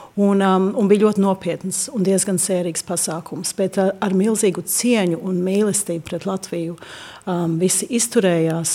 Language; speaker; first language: Latvian; early bilingual, heritage; Latvian